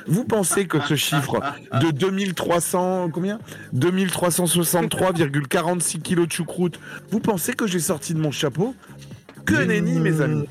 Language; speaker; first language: French; native; French